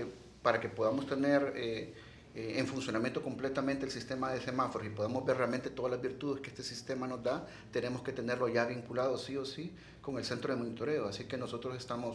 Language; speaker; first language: Spanish; native; Spanish